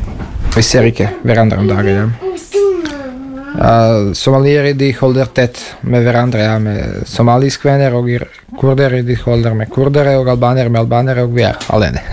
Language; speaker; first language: Norwegian; non-native, learner; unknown